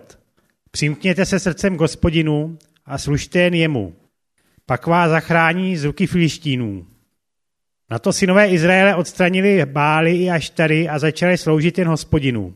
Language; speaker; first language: Czech; native; Czech